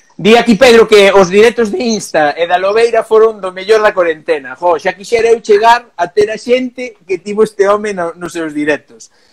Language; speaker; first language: Galician; non-native, local second language; Spanish